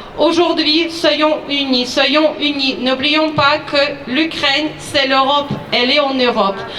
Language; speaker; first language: French; non-native, fluent; Ukrainian